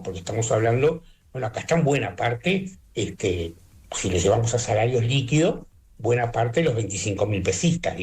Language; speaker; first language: Spanish; native; Spanish